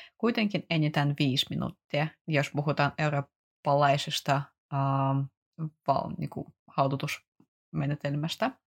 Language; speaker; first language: Finnish; non-native, fluent; Russian